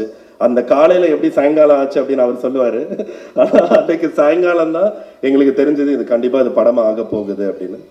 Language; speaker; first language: Tamil; native; Tamil